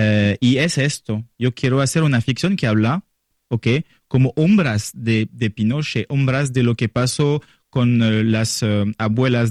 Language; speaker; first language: Spanish; non-native, learner; French